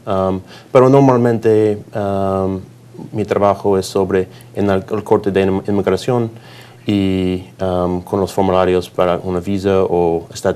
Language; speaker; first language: Spanish; non-native, learner; English